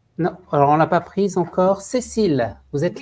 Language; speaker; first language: French; native; French